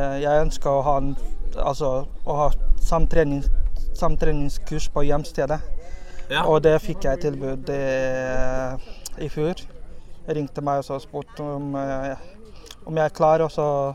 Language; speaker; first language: Norwegian; non-native, fluent; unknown